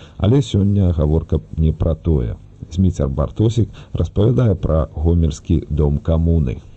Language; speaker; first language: Belarusian; native; Belarusian